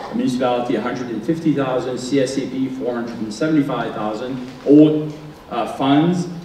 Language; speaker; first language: English; non-native, local second language; French